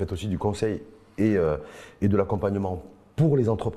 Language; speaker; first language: French; non-native, local second language; Arabic